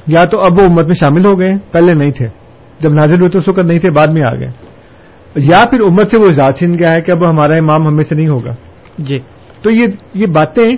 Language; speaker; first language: Urdu; native; Urdu